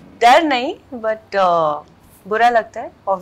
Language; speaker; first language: Hindi; native; Hindi